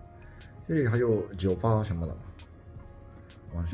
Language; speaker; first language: Chinese; non-native, fluent; Japanese